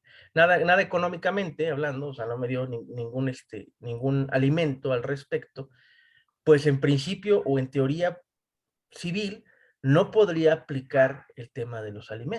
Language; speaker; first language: Spanish; native; Spanish